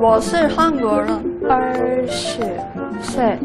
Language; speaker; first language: Chinese; non-native, learner; Korean